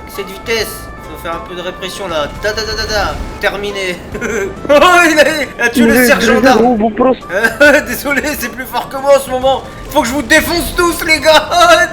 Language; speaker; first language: French; native; French